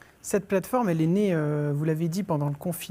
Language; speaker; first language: French; native; French